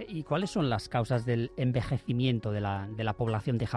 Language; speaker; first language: Spanish; non-native, fluent; Japanese